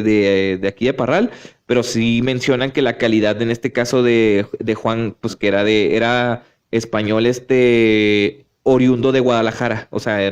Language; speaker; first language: Spanish; native; Spanish